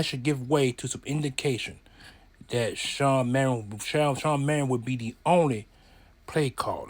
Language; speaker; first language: English; native; English